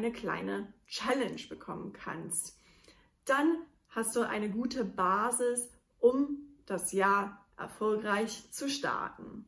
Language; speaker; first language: German; non-native, fluent; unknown